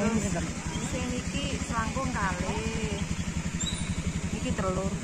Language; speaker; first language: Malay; non-native, local second language; Javanese